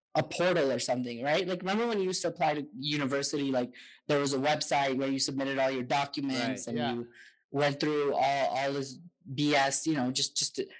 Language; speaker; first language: English; native; English